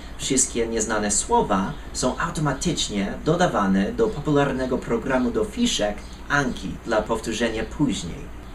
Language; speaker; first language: Polish; non-native, fluent; English